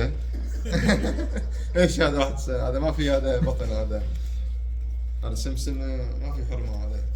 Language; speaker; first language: Arabic; non-native, learner; Manipuri